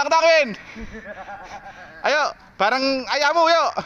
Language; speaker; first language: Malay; non-native, local second language; Javanese